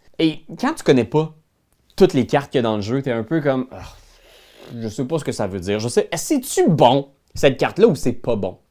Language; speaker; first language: French; native; French